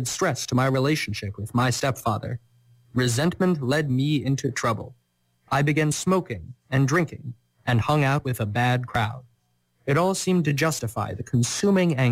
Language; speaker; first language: English; native; English